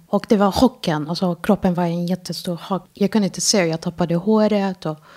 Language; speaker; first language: Swedish; non-native, fluent; Arabic